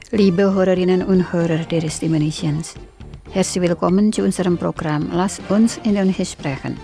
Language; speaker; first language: German; non-native, fluent; Indonesian